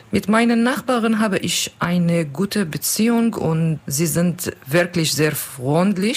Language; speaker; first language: German; non-native, learner; Turkish